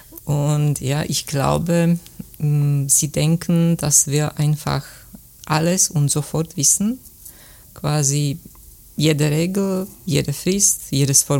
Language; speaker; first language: German; non-native, fluent; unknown